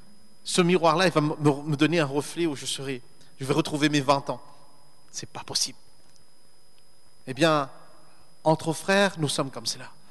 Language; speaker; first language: French; native; French